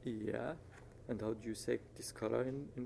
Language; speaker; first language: English; non-native, fluent; French